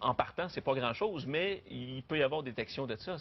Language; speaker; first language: French; native; French